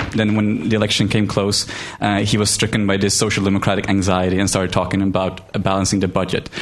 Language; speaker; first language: English; non-native, fluent; Swedish